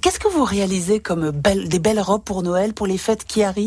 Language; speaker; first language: French; native; French